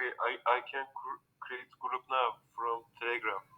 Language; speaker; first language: English; non-native, learner; Turkish